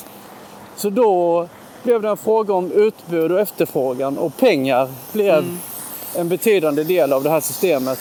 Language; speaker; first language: Swedish; native; Swedish